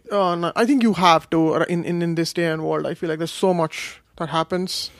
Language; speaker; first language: English; non-native, local second language; Kashmiri